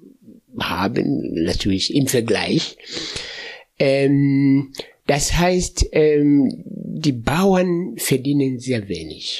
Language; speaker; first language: German; non-native, fluent; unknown